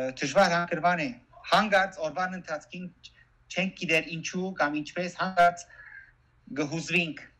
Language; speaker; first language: Armenian; early bilingual, heritage; Armenian